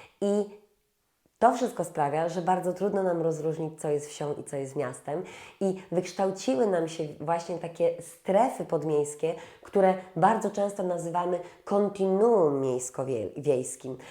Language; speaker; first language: Polish; native; Polish